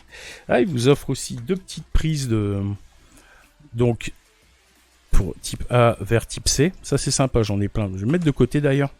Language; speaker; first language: French; native; French